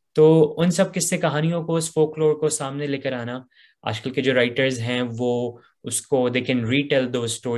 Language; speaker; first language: Urdu; native; Urdu